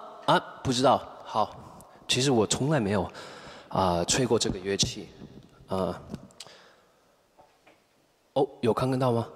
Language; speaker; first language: Chinese; non-native, fluent; English